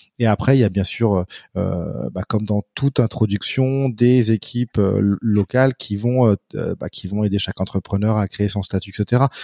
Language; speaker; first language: French; native; French